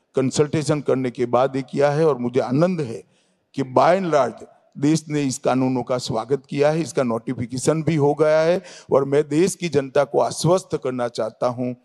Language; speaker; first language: Hindi; non-native, local second language; Gujarati